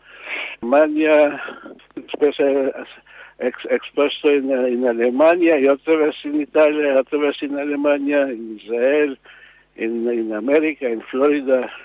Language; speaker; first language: Spanish; non-native, learner; Hebrew